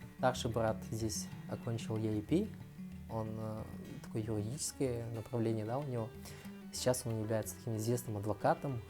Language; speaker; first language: Russian; early bilingual, other home language; Tajik